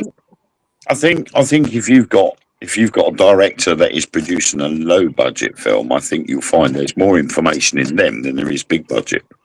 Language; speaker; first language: English; native; English